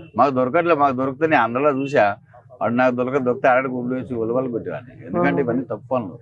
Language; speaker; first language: Telugu; native; Telugu